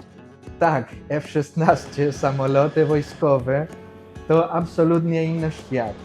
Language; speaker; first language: Polish; non-native, fluent; Spanish